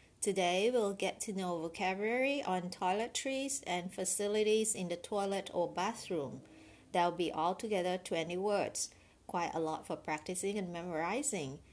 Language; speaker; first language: English; non-native, fluent; Chinese